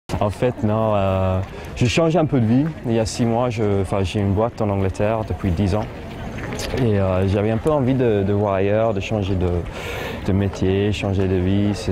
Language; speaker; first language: French; non-native, fluent; English